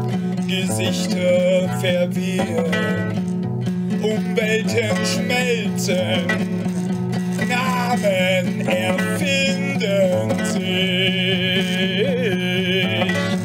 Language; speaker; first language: German; native; German